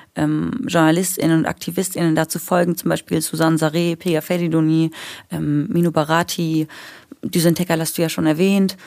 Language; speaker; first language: German; native; German